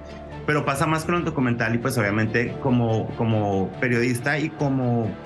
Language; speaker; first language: Spanish; native; Spanish